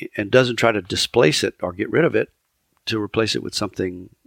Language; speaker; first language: English; early bilingual, other home language; French